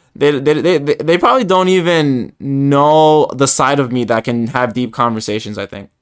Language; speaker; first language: English; early bilingual, other home language; Spanish